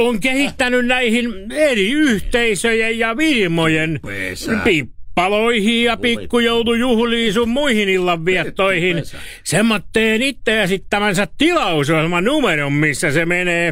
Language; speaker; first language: Finnish; native; Finnish